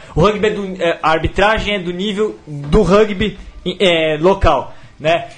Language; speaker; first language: Portuguese; native; Portuguese